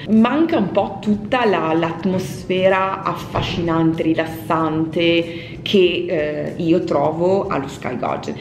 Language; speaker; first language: Italian; native; Italian